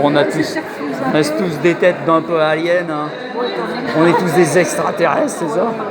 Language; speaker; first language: French; native; French